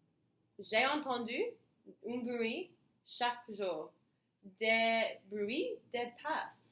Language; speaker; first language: French; non-native, learner; English